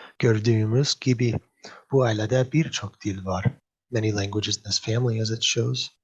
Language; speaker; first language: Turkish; non-native, learner; English